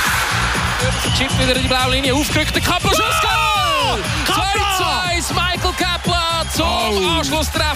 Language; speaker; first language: German; native; German